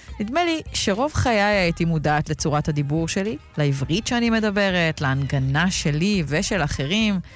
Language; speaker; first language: Hebrew; native; Hebrew